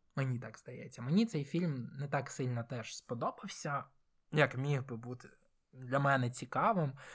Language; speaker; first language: Ukrainian; native; Ukrainian